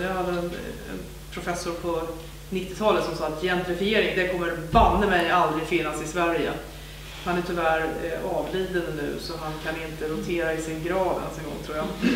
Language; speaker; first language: Swedish; native; Swedish